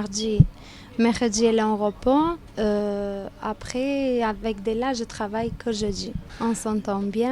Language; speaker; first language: French; non-native, learner; Albanian